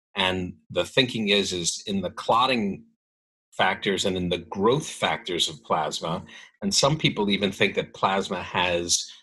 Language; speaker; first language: English; native; English